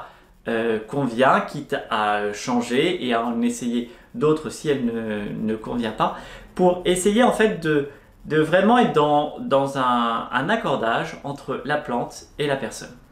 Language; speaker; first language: French; native; French